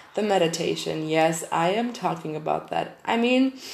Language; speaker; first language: English; non-native, fluent; German